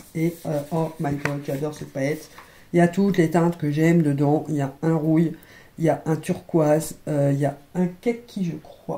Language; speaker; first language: French; native; French